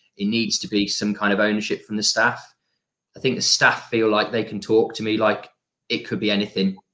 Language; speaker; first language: English; native; English